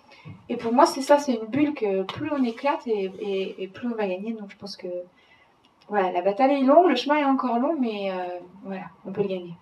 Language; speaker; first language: French; native; French